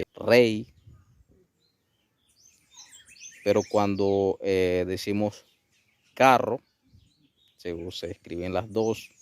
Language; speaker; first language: Spanish; non-native, local second language; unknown